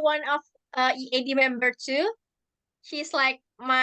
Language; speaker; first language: English; non-native, learner; Indonesian